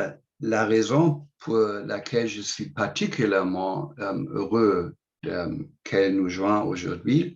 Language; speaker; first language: French; non-native, fluent; English